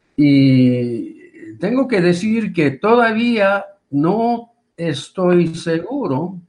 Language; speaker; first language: Spanish; non-native, fluent; Japanese